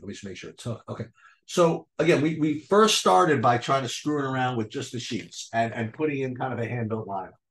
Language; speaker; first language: English; native; English